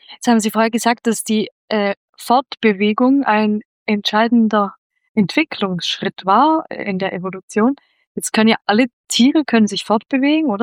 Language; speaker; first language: German; native; German